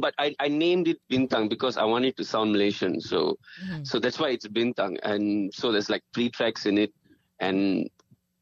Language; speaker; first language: English; non-native, local second language; Tamil